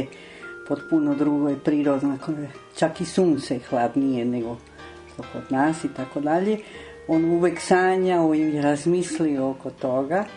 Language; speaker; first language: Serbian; non-native, fluent; Spanish